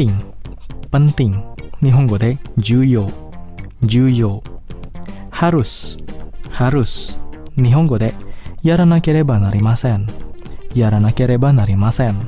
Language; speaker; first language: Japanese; non-native, fluent; Indonesian